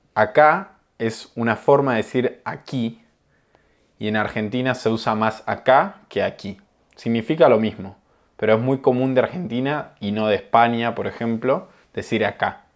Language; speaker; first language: Spanish; native; Spanish